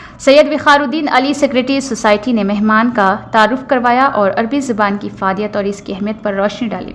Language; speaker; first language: Urdu; native; Urdu